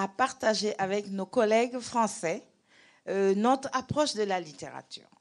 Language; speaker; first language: French; non-native, local second language; Wolof